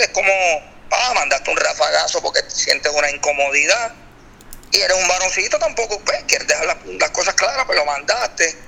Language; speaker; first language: Spanish; native; Spanish